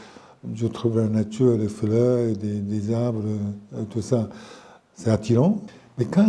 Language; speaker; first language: French; non-native, fluent; Japanese